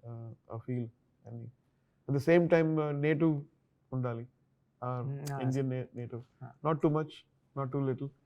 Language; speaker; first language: Telugu; non-native, local second language; Tamil